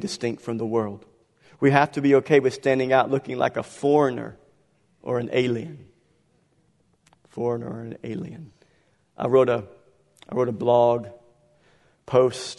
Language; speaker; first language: English; native; English